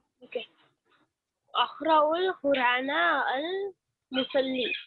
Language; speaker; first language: Arabic; non-native, learner; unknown